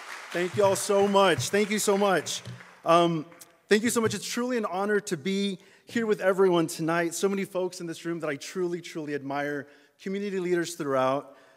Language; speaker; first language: English; early bilingual, other home language; Spanish